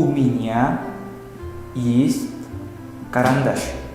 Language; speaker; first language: Russian; non-native, fluent; Indonesian